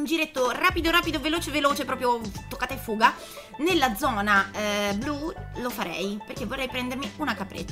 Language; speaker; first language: Italian; native; Italian